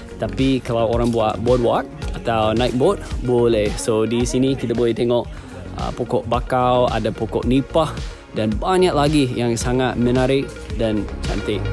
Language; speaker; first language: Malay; non-native, fluent; English